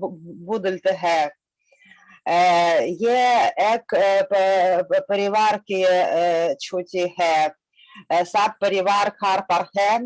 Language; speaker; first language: Hindi; non-native, learner; Russian